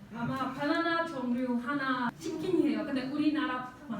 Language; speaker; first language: Korean; non-native, learner; English